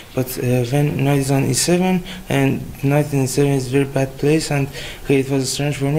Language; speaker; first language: English; non-native, fluent; Persian